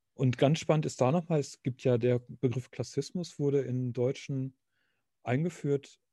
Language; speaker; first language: German; native; German